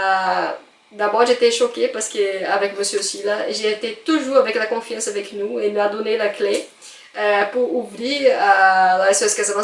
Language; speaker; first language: French; non-native, fluent; Portuguese